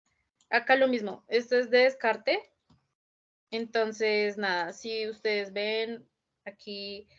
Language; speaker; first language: Spanish; native; Spanish